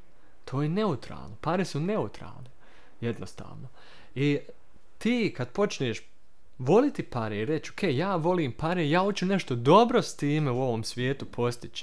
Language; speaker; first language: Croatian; early bilingual, heritage; Croatian